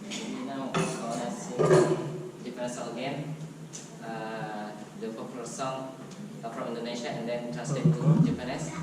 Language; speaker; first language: English; non-native, learner; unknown